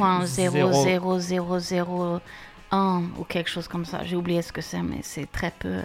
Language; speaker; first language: French; non-native, fluent; Swedish